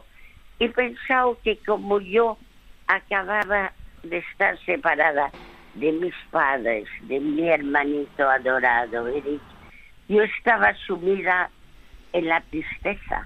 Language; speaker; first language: Spanish; early bilingual, other home language; French